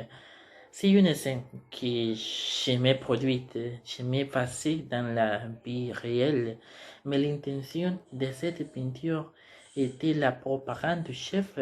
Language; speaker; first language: French; non-native, learner; Spanish